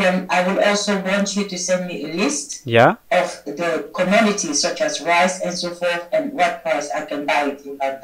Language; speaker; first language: English; non-native, fluent; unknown